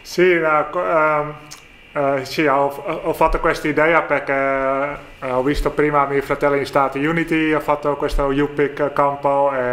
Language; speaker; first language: Italian; non-native, learner; Dutch